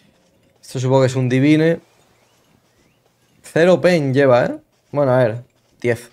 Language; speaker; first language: Spanish; native; Spanish